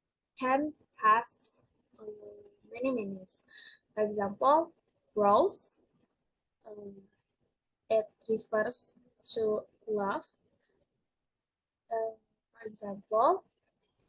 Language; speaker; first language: English; non-native, learner; Indonesian